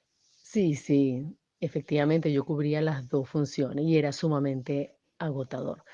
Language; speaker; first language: Spanish; native; Spanish